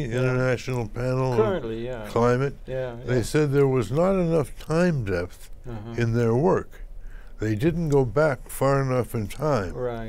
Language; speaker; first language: English; native; English